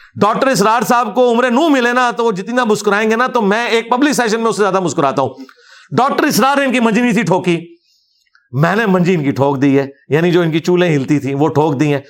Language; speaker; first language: Urdu; non-native, local second language; Punjabi